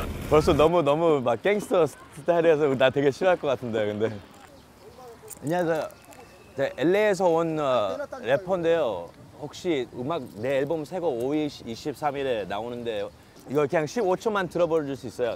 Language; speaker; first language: Korean; early bilingual, heritage; Korean